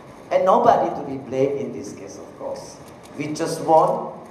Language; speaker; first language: English; non-native, fluent; Indonesian